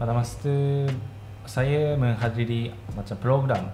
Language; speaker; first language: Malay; non-native, fluent; Japanese